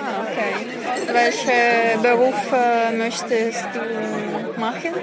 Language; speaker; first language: German; non-native, learner; Italian